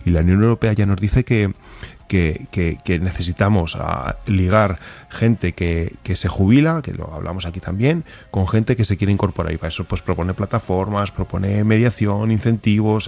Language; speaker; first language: Spanish; native; Spanish